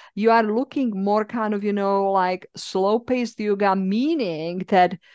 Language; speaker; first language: English; non-native, fluent; Czech